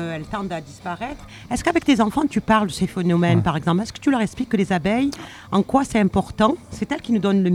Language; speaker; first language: French; native; French